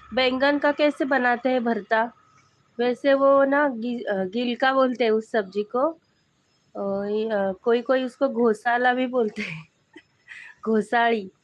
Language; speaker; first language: Hindi; non-native, local second language; Marathi